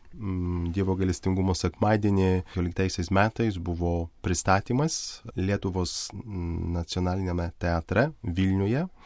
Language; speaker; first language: Lithuanian; non-native, local second language; Polish